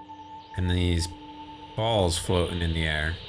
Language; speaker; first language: English; native; English